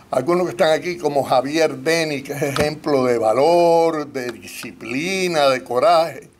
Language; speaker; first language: Spanish; native; Spanish